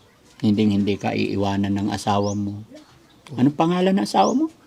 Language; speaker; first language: Filipino; native; Filipino